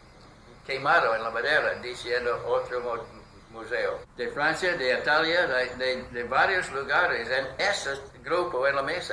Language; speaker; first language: Spanish; non-native, learner; English